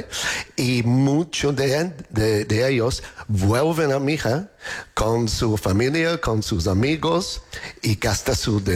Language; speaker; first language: Spanish; non-native, fluent; English